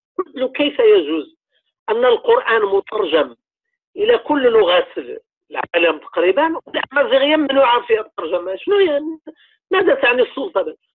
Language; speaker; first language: Arabic; native; Arabic